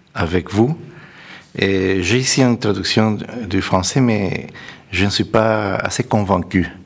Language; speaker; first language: French; non-native, learner; Spanish